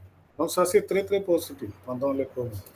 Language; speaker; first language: French; non-native, fluent; Malayalam